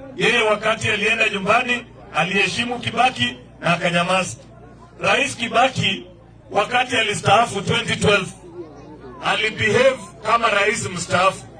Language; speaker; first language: Swahili; native; Swahili